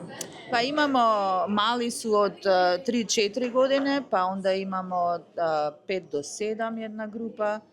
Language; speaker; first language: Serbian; early bilingual, heritage; Croatian